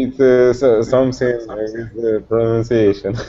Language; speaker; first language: English; non-native, learner; Russian